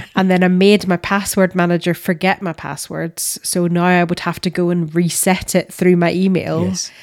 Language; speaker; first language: English; native; English